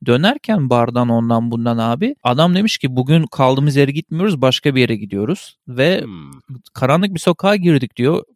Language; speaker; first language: Turkish; native; Turkish